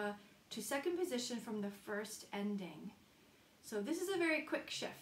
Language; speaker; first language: English; native; English